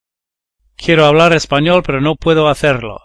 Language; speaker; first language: Spanish; non-native, learner; English